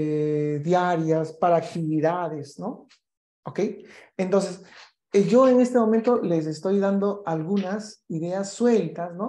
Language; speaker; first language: Spanish; native; Spanish